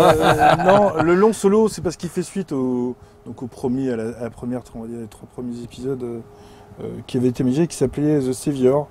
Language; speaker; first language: French; native; French